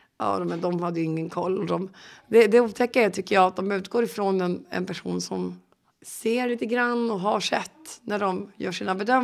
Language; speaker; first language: Swedish; native; Swedish